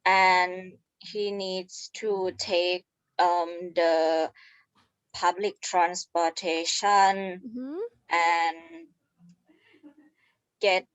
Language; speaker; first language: English; non-native, fluent; Thai